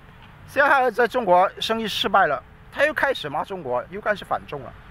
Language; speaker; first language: Chinese; native; Chinese